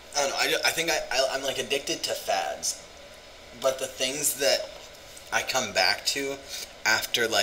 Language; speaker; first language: English; native; English